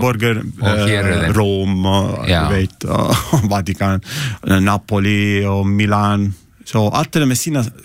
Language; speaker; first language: Icelandic; non-native, learner; Italian